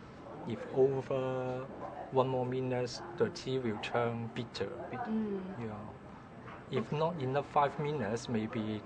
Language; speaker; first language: English; non-native, local second language; Cantonese